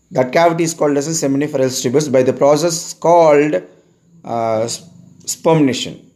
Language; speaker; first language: English; non-native, local second language; Tamil